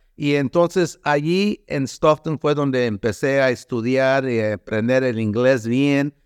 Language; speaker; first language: Spanish; early bilingual, heritage; Spanish